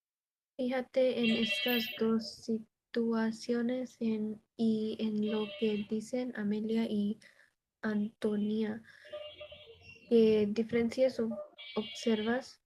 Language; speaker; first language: Spanish; non-native, learner; Bangla